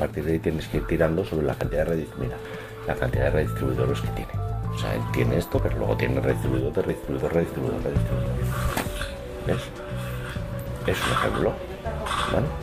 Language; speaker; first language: Spanish; native; Spanish